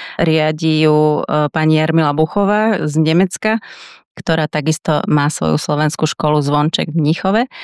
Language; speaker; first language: Slovak; native; Slovak